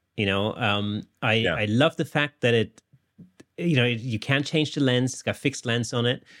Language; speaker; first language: English; non-native, fluent; German